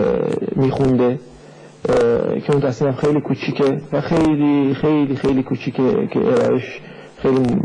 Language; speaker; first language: Persian; native; Persian